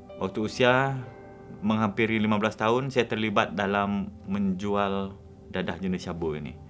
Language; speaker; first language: Malay; non-native, local second language; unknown